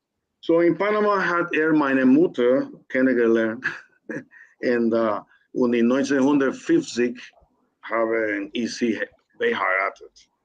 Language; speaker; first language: German; non-native, learner; Spanish